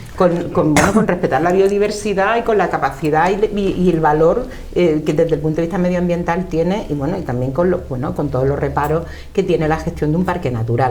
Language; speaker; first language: Spanish; native; Spanish